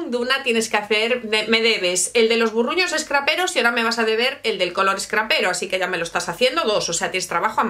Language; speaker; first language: Spanish; native; Spanish